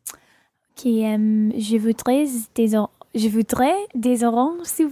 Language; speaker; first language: French; non-native, learner; English